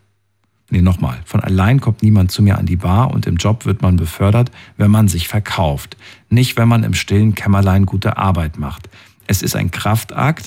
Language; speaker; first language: German; native; German